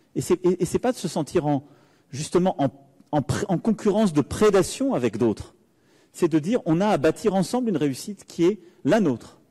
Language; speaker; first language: French; native; French